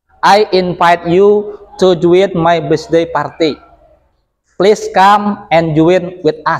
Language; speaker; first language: English; non-native, local second language; Indonesian